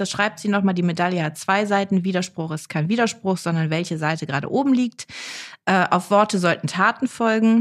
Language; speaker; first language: German; native; German